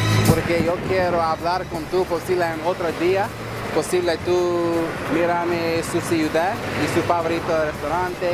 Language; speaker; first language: Spanish; non-native, learner; English